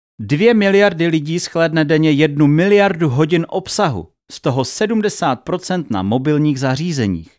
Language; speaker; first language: Czech; native; Czech